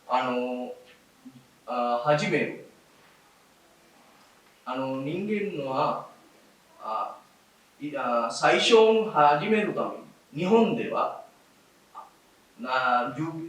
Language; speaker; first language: Japanese; non-native, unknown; Sinhala